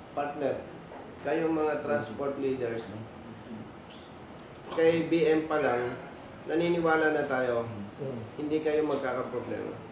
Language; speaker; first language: Filipino; native; Filipino